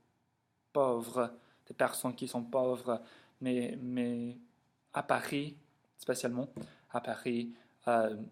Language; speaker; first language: French; non-native, learner; English